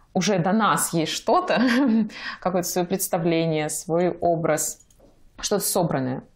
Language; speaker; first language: Russian; native; Russian